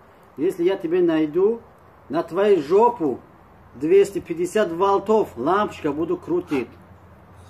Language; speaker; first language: Russian; non-native, learner; Tajik